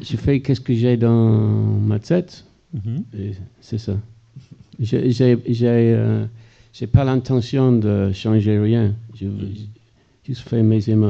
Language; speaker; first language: French; non-native, fluent; English